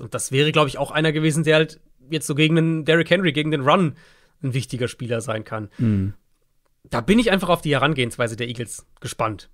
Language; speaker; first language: German; native; German